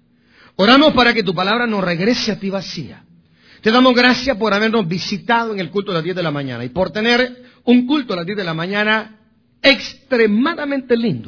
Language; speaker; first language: Spanish; native; Spanish